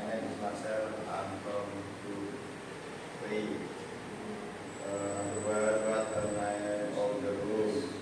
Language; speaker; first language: English; non-native, learner; Indonesian